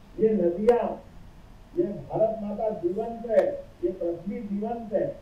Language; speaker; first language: Hindi; native; Hindi